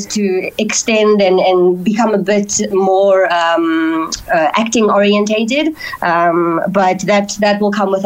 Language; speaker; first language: English; native; English